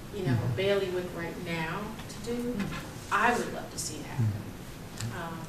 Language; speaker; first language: English; native; English